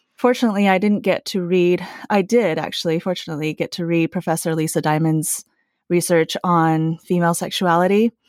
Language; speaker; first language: English; early bilingual, other home language; Chinese